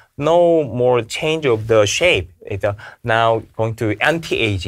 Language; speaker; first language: English; non-native, learner; Korean